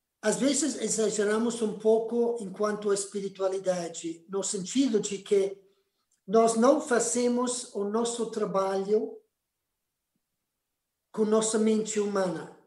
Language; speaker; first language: Portuguese; non-native, fluent; Spanish